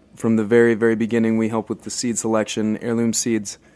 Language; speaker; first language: English; native; English